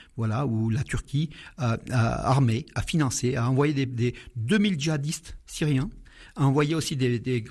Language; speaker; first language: French; non-native, fluent; Armenian